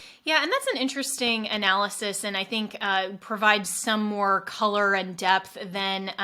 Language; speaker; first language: English; native; English